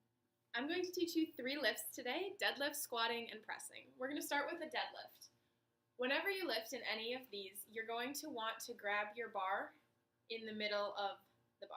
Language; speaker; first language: English; native; English